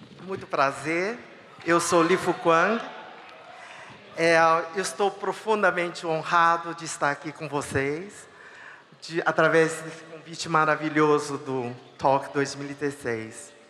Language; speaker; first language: Portuguese; early bilingual, other home language; Chinese